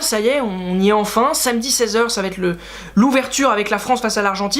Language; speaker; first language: French; native; French